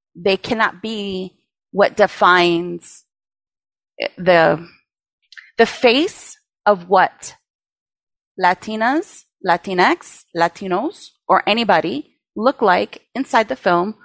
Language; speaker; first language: English; early bilingual, other home language; Spanish